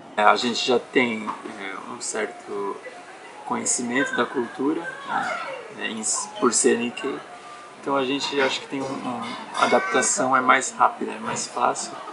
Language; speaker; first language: Portuguese; native; Portuguese